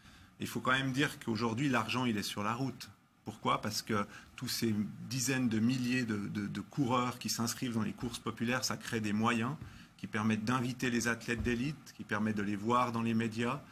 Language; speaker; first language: French; native; French